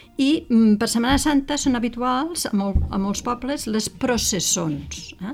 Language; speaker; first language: Catalan; native; Catalan